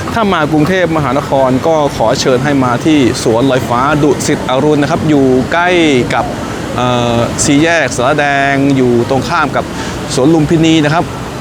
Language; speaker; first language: Thai; native; Thai